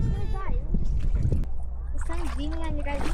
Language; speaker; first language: English; early bilingual, other home language; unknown